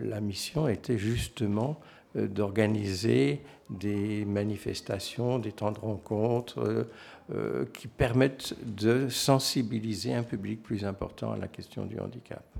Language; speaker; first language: French; native; French